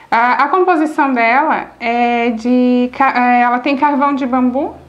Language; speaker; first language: Portuguese; native; Portuguese